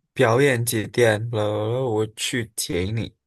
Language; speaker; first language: Chinese; non-native, learner; Indonesian